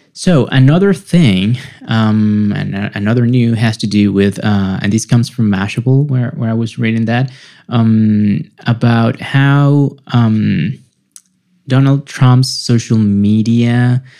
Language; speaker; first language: English; non-native, fluent; Spanish